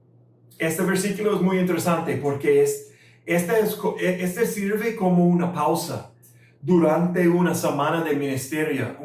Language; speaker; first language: Spanish; non-native, fluent; English